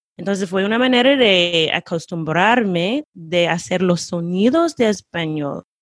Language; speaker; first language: Spanish; non-native, fluent; English